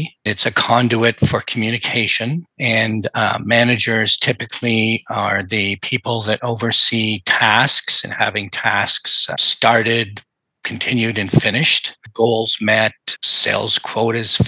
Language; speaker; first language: English; native; English